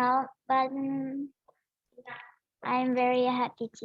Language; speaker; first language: English; non-native, learner; Vietnamese